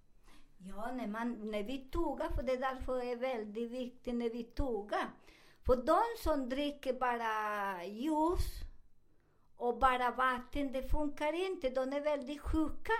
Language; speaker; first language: Swedish; non-native, fluent; Spanish